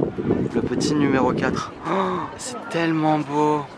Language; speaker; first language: French; native; French